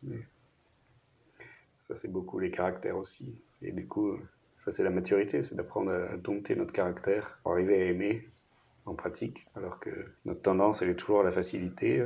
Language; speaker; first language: French; native; French